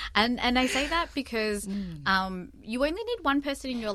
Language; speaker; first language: English; early bilingual, other home language; Vietnamese